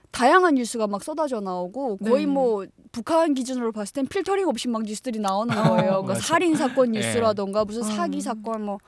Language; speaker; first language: Korean; native; Korean